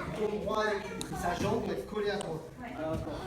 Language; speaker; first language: French; native; French